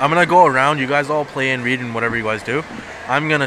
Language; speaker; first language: English; non-native, fluent; Punjabi